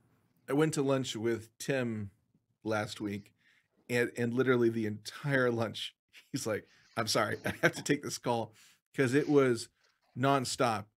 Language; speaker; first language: English; native; English